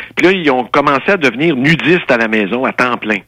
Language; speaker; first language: French; native; French